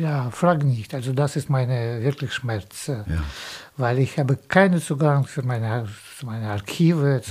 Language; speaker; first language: German; non-native, fluent; Russian